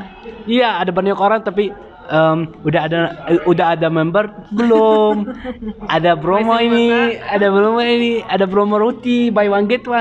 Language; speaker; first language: Indonesian; non-native, learner; Arabic